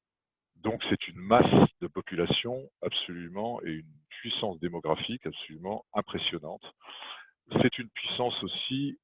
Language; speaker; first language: French; native; French